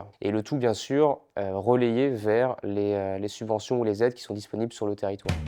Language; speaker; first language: French; native; French